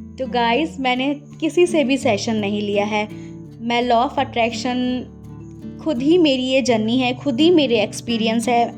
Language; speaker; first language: Hindi; native; Hindi